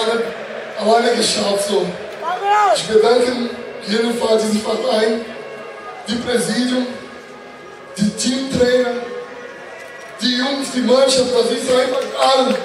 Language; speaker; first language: German; non-native, learner; Portuguese